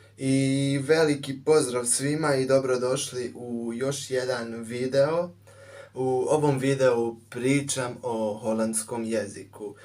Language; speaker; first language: Bosnian; native; Bosnian